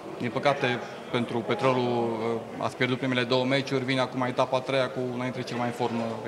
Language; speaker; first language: Romanian; native; Romanian